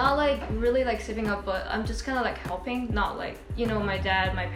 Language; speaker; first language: English; non-native, local second language; Cantonese